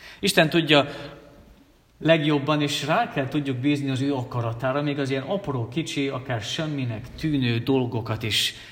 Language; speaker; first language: Hungarian; native; Hungarian